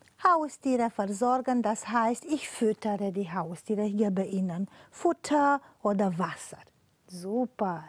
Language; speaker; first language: German; non-native, fluent; Romanian